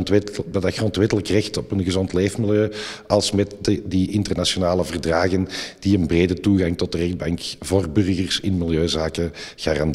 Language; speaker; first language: Dutch; native; Dutch